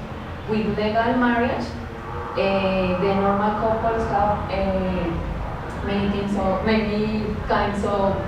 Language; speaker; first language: English; non-native, learner; Spanish